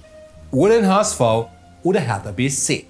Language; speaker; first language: German; native; German